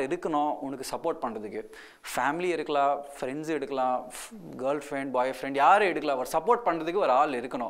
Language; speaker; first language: Tamil; non-native, local second language; Hindi